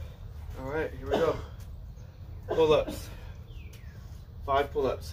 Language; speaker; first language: English; native; English